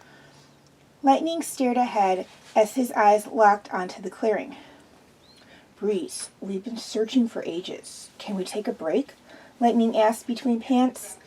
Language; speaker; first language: English; native; English